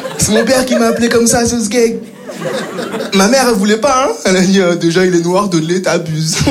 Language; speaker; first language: French; native; French